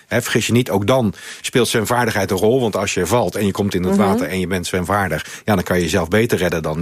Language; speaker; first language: Dutch; native; Dutch